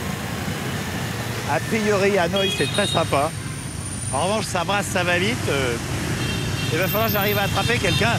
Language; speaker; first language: French; native; French